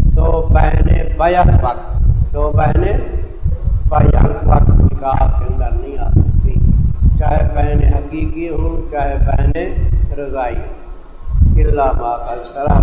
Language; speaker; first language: Urdu; native; Urdu